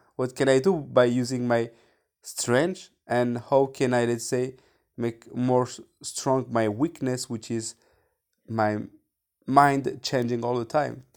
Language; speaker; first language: English; non-native, fluent; French